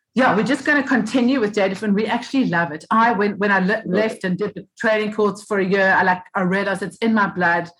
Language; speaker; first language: English; native; English